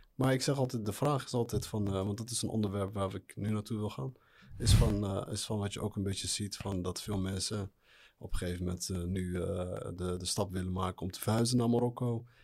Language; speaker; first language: Dutch; early bilingual, other home language; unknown